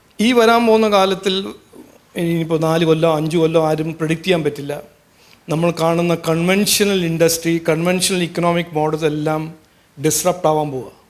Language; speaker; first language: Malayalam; early bilingual, heritage; Malayalam